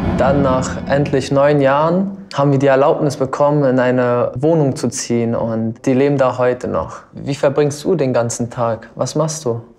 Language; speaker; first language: German; early bilingual, other home language; Albanian